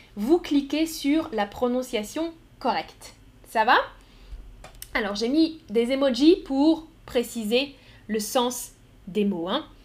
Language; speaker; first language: French; native; French